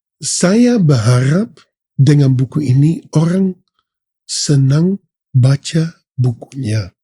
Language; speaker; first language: Indonesian; non-native, fluent; Dutch